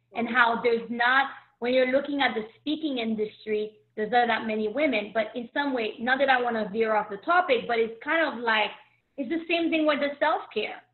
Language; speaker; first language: English; early bilingual, other home language; Haitian Creole